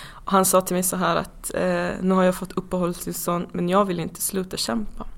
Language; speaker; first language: Swedish; non-native, fluent; Persian